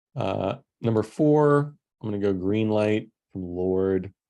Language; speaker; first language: English; native; English